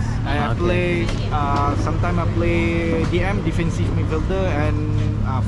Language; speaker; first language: English; non-native, learner; Malay